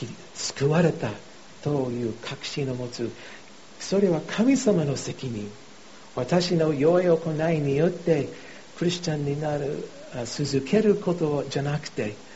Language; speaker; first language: Japanese; non-native, fluent; English